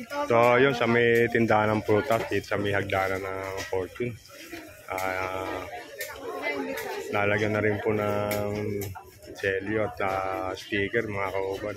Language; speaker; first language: Filipino; non-native, local second language; Cebuano